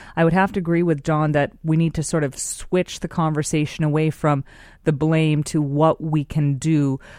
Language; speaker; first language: English; native; English